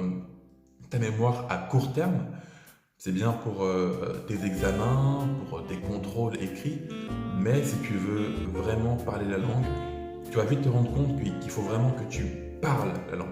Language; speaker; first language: French; native; French